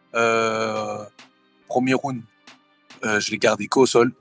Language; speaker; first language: French; early bilingual, other home language; Thai